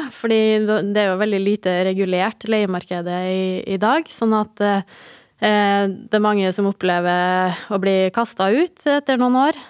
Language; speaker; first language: Norwegian; native; Norwegian